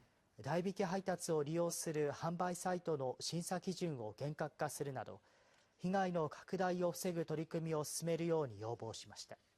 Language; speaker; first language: Japanese; native; Japanese